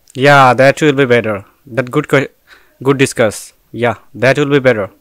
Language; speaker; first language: English; non-native, local second language; Bangla